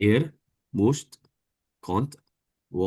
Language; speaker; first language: German; non-native, learner; Indonesian